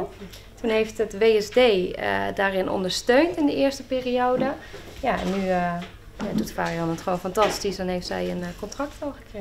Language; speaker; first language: Dutch; native; Dutch